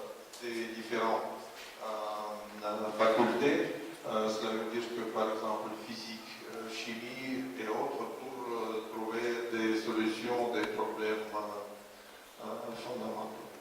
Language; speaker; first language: French; non-native, fluent; Russian